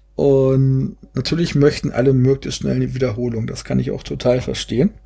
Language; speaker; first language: German; native; German